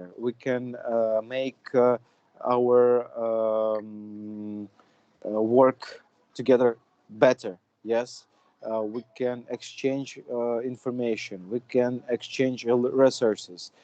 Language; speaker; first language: English; non-native, fluent; Russian